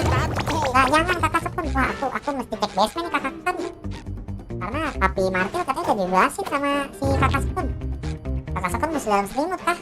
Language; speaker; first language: Indonesian; native; Indonesian